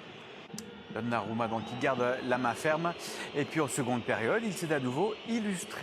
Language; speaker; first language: French; native; French